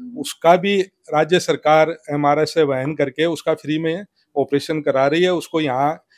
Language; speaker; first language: Hindi; native; Hindi